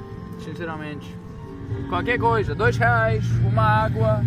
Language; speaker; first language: Portuguese; non-native, fluent; Greek